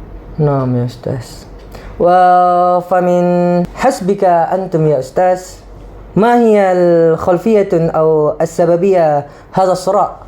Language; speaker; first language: Arabic; non-native, learner; Indonesian